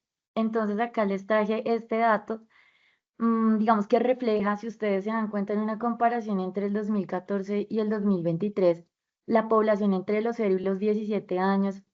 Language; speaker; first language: Spanish; native; Spanish